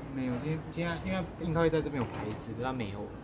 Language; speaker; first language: Chinese; native; Chinese